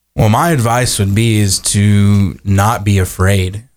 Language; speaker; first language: English; native; English